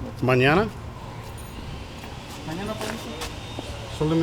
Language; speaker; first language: Spanish; non-native, learner; English